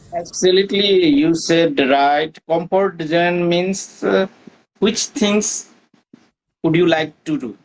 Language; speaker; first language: English; non-native, learner; Maithili